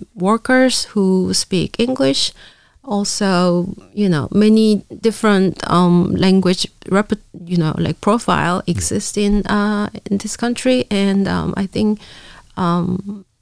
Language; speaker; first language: English; non-native, fluent; Korean